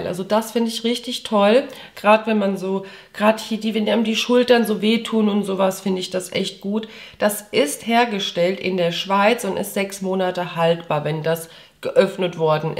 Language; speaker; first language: German; native; German